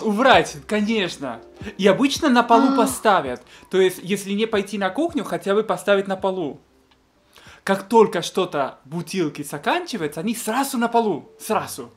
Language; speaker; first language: Russian; non-native, fluent; Spanish